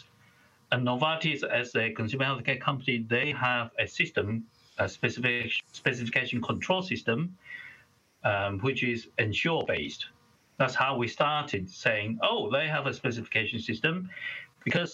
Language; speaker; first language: English; non-native, local second language; Chinese